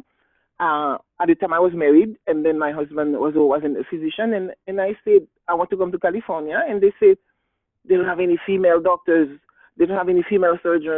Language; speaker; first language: English; non-native, fluent; Haitian Creole